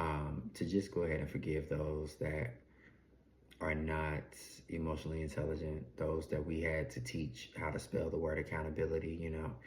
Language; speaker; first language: English; native; English